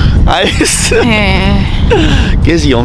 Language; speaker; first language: Spanish; non-native, fluent; Korean